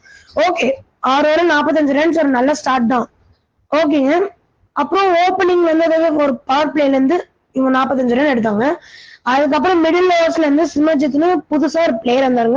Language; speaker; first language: Tamil; native; Tamil